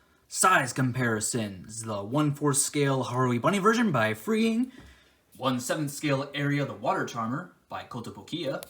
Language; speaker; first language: English; native; English